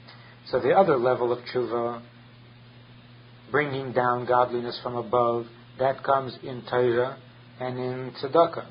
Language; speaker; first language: English; native; English